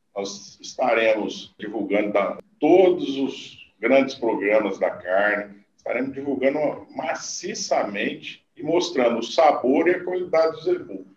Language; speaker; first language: Portuguese; native; Portuguese